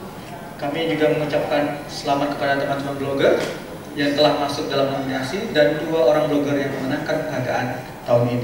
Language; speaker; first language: Indonesian; native; Indonesian